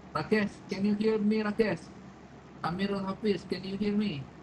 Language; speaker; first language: English; non-native, fluent; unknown